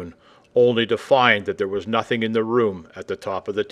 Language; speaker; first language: English; native; English